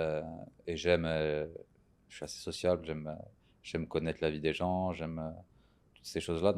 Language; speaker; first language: French; native; French